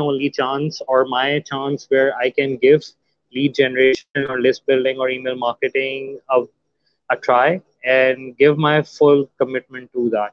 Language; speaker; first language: English; non-native, local second language; Urdu